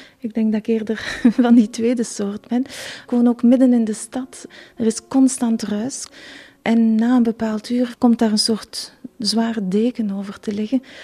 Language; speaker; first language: Dutch; non-native, local second language; French